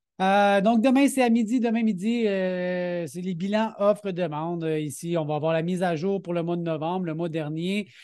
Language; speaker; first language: French; native; French